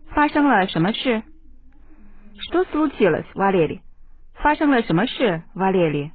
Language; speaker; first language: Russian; non-native, fluent; Chinese